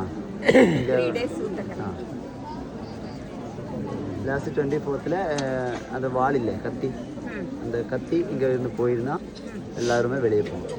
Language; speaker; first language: Tamil; non-native, learner; Malayalam